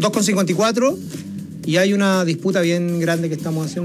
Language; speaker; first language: Spanish; native; Spanish